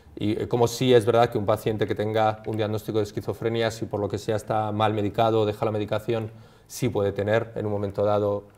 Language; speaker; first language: Spanish; native; Spanish